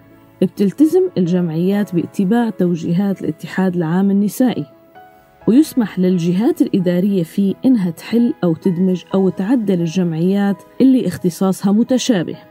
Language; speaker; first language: Arabic; native; Arabic